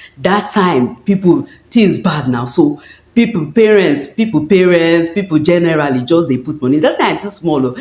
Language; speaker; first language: Nigerian Pidgin; native; Nigerian Pidgin